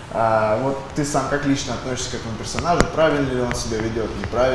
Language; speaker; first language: Russian; native; Russian